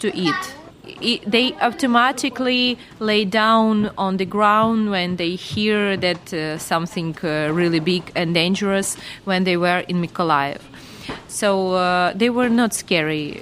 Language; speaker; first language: English; non-native, fluent; Ukrainian